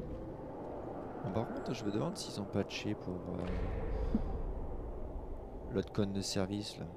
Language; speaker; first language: French; native; French